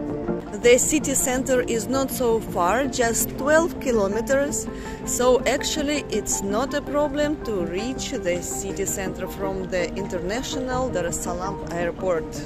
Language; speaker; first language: English; non-native, fluent; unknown